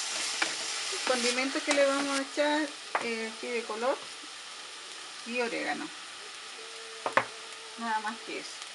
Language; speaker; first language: Spanish; native; Spanish